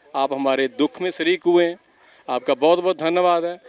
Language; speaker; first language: Hindi; non-native, local second language; Punjabi